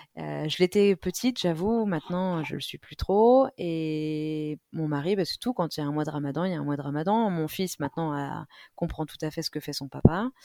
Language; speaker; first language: French; native; French